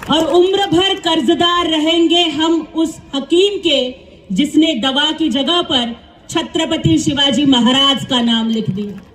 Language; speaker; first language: Hindi; non-native, local second language; Marathi